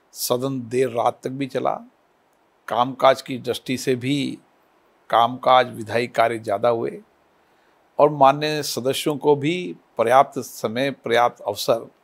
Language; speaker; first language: Hindi; native; Hindi